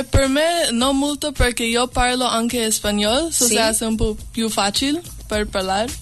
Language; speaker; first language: Italian; non-native, learner; English